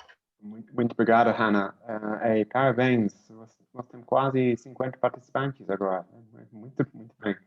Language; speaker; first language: Portuguese; non-native, learner; English